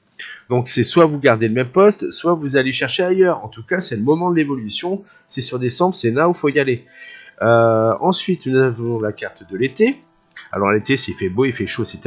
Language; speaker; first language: French; native; French